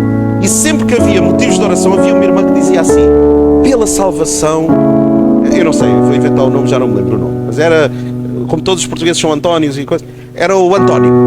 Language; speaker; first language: Portuguese; native; Portuguese